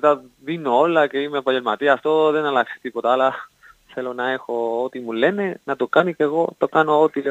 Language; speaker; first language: Greek; non-native, learner; Spanish